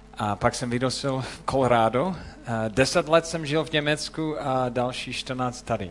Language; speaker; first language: Czech; non-native, fluent; English